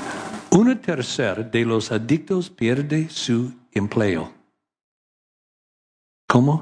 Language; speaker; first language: Spanish; non-native, learner; English